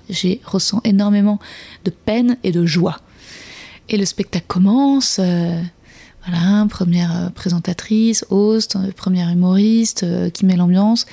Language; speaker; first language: French; native; French